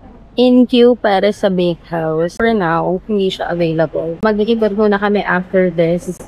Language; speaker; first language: Filipino; native; Filipino